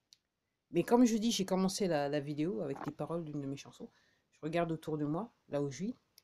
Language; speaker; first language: French; native; French